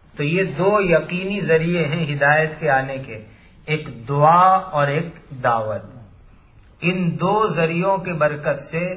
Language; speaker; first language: Urdu; non-native, local second language; Gujarati